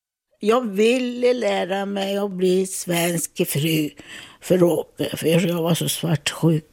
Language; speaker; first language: Swedish; non-native, fluent; Italian